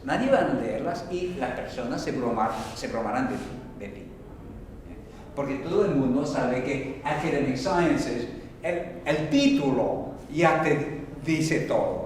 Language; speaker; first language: Spanish; non-native, fluent; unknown